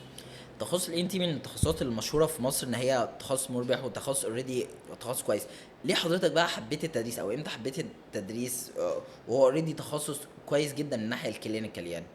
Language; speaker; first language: Arabic; native; Arabic